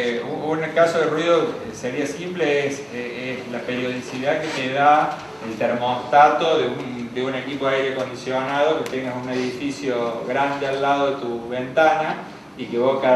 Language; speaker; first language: Spanish; native; Spanish